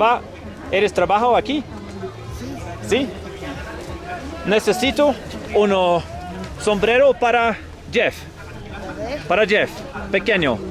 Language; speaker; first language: Spanish; non-native, learner; English